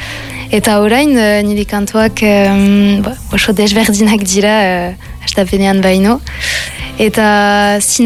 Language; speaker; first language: Basque; non-native, local second language; French